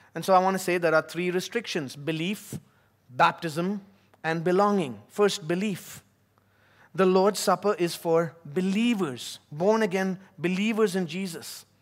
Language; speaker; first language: English; non-native, local second language; Tamil